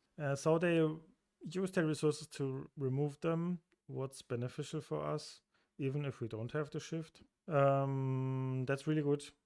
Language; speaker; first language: English; non-native, fluent; German